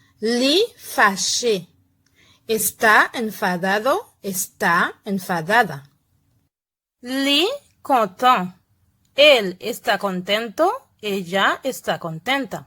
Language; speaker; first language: Spanish; non-native, fluent; Haitian Creole